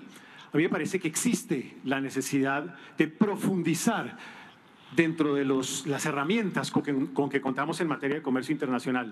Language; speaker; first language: Spanish; native; Spanish